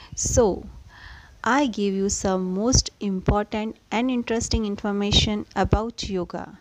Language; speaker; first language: English; non-native, local second language; Hindi